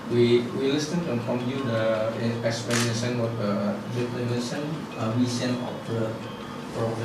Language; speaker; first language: English; non-native, learner; Indonesian